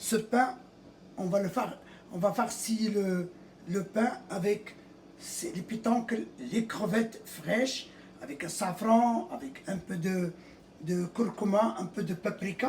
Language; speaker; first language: French; non-native, fluent; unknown